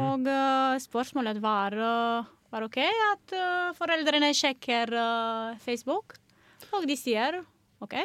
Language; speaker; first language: Norwegian; non-native, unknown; Romanian